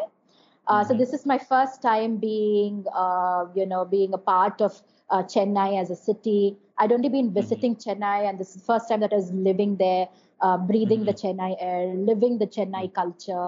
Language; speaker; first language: English; non-native, local second language; Tamil